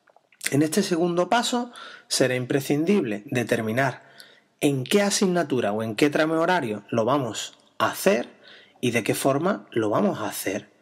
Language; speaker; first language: Spanish; native; Spanish